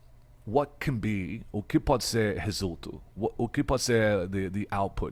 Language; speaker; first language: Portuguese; non-native, fluent; English